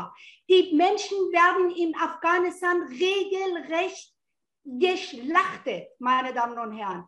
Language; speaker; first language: German; non-native, fluent; Persian